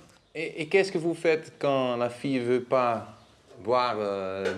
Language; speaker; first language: French; non-native, learner; Dutch